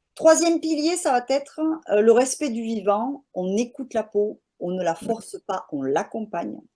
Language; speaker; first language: French; native; French